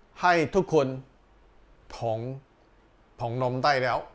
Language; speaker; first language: Thai; non-native, learner; Chinese